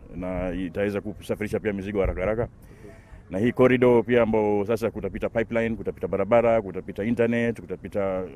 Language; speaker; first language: Swahili; native; Swahili